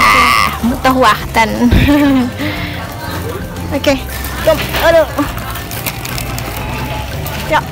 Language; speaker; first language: Dutch; non-native, local second language; Indonesian